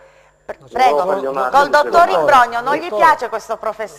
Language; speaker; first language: Italian; native; Italian